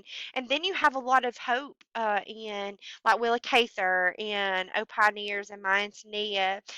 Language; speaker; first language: English; native; English